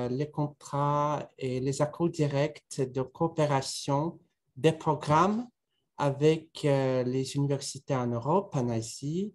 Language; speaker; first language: French; non-native, fluent; Russian